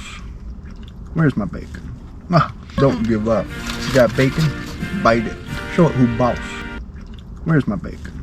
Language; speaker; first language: English; native; English